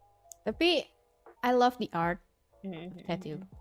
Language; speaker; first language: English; non-native, fluent; Indonesian